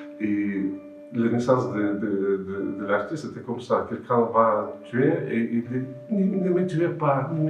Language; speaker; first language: French; non-native, fluent; Russian